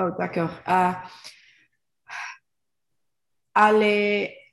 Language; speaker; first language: French; non-native, learner; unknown